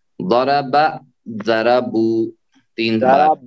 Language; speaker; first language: Arabic; non-native, fluent; Urdu